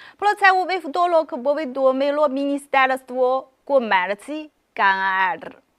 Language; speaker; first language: Ukrainian; non-native, fluent; Chinese